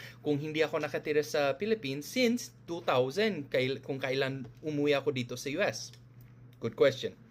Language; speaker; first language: Filipino; non-native, fluent; English